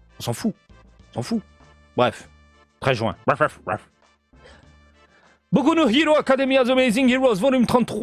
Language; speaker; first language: French; native; French